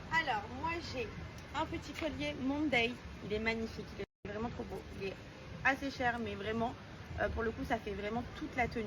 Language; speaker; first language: French; native; French